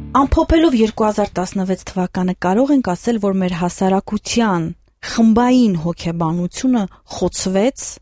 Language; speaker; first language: Armenian; native; Armenian